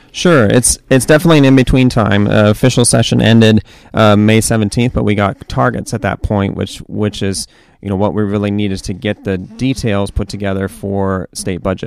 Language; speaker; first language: English; native; English